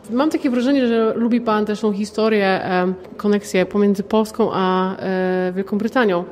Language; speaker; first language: Polish; native; Polish